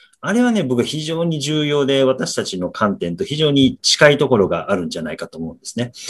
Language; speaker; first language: Japanese; native; Japanese